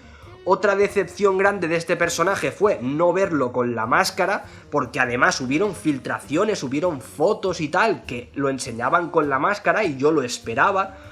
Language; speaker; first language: Spanish; native; Spanish